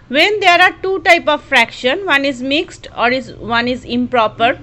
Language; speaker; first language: English; non-native, local second language; Bangla